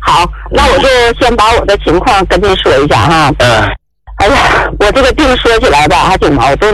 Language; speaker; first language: Chinese; native; Chinese